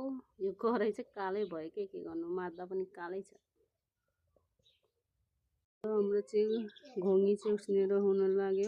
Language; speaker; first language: Nepali; non-native, local second language; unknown